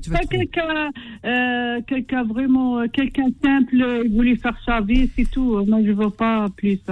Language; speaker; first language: French; non-native, learner; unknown